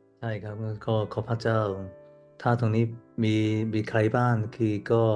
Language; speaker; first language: Thai; non-native, learner; Cantonese